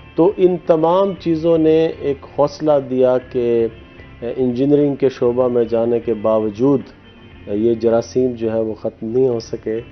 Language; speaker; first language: Urdu; non-native, local second language; Haryanvi